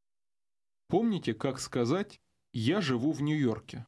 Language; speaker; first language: Russian; native; Russian